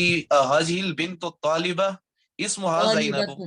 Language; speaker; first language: Arabic; non-native, learner; Urdu